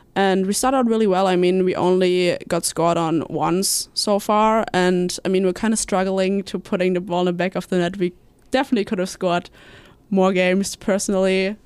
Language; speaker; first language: English; non-native, fluent; German